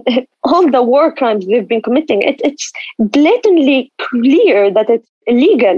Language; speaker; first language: English; non-native, fluent; Arabic